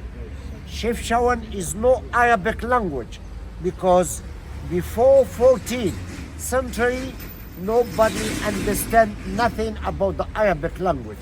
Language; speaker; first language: English; non-native, learner; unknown